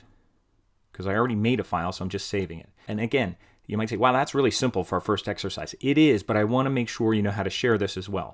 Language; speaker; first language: English; native; English